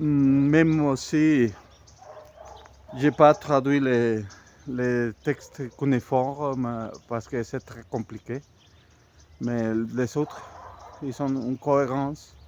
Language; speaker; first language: French; non-native, fluent; Spanish